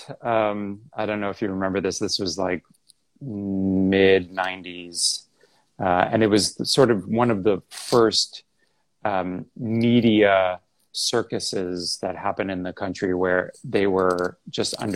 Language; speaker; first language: English; native; English